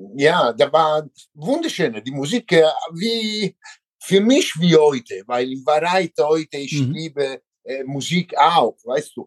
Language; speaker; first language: German; non-native, learner; Italian